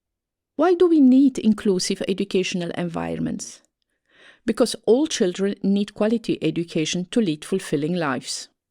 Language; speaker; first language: English; non-native, fluent; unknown